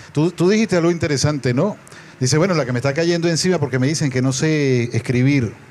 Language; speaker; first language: Spanish; native; Spanish